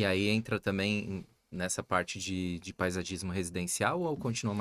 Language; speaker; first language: Portuguese; native; Portuguese